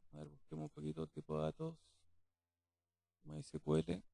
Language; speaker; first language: Spanish; native; Spanish